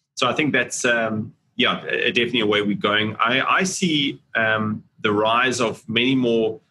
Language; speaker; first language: English; native; English